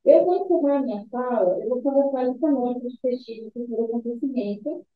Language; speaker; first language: Portuguese; native; Portuguese